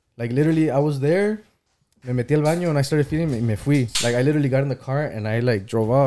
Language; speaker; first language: English; early bilingual, other home language; Spanish